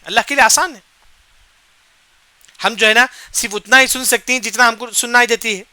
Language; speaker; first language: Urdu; non-native, local second language; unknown